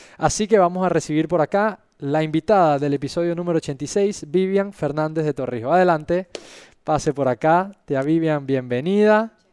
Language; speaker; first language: Spanish; native; Spanish